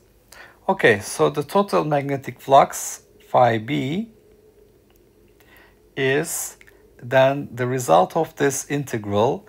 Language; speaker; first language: English; non-native, fluent; Turkish